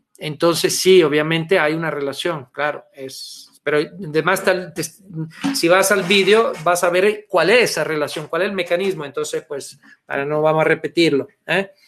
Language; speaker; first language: Spanish; non-native, fluent; Italian